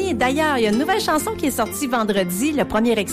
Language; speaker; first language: French; native; French